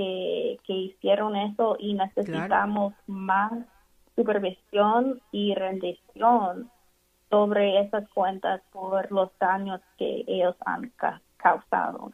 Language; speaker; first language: Spanish; non-native, fluent; English